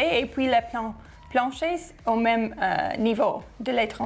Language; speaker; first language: French; non-native, fluent; English